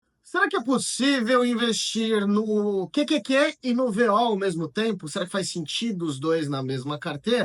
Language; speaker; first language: Portuguese; native; Portuguese